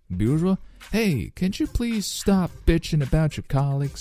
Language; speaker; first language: English; non-native, fluent; Chinese